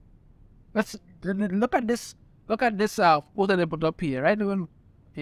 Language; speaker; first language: English; native; English